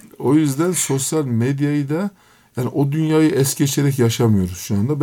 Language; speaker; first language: Turkish; native; Turkish